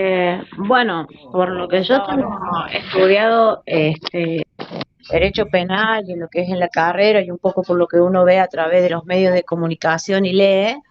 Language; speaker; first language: Spanish; native; Spanish